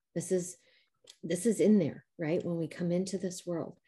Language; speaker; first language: English; native; English